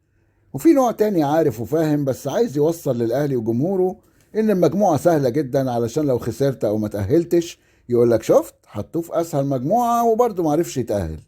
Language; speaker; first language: Arabic; native; Arabic